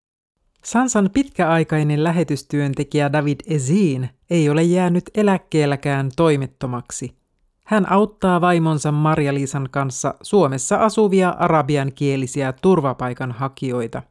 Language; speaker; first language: Finnish; native; Finnish